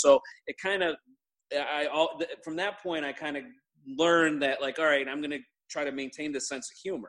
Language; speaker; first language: English; native; English